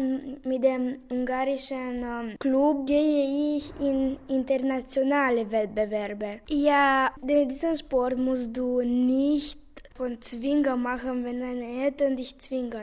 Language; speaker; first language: German; non-native, local second language; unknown